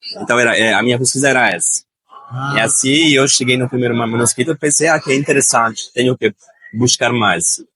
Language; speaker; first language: Portuguese; non-native, fluent; Italian